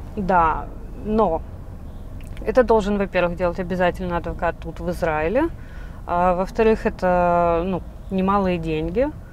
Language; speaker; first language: Russian; native; Russian